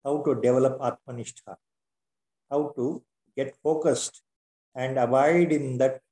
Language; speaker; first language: English; non-native, local second language; Kannada